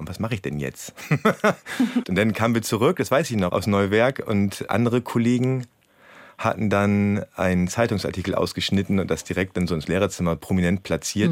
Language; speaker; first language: German; native; German